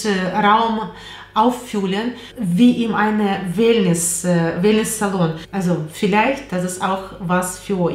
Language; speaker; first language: German; non-native, learner; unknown